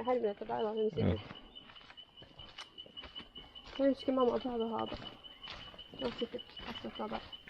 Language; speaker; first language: Norwegian; early bilingual, heritage; Norwegian